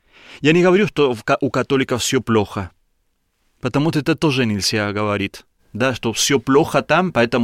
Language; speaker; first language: Russian; non-native, learner; Spanish